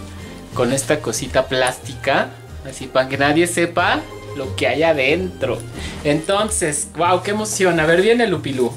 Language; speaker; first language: Spanish; native; Spanish